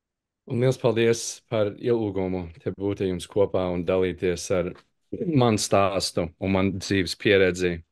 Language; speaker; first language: Latvian; early bilingual, heritage; English